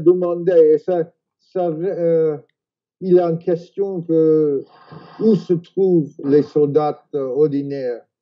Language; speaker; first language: French; non-native, fluent; English